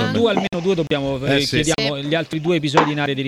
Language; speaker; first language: Italian; native; Italian